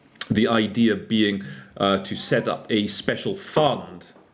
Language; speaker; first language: English; native; English